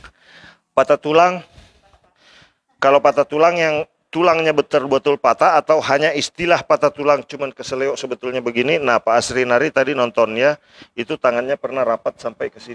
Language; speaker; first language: Indonesian; native; Indonesian